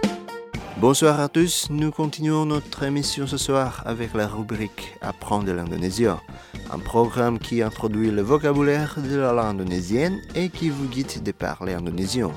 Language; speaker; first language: French; non-native, fluent; Indonesian